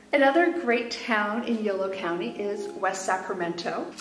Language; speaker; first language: English; native; English